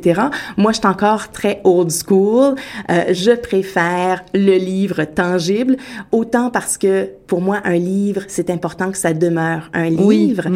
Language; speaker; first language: French; native; French